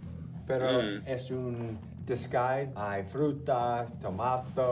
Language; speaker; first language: Spanish; non-native, learner; English